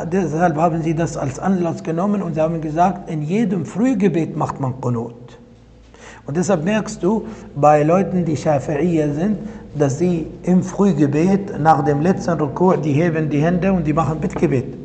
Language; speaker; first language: German; non-native, fluent; Arabic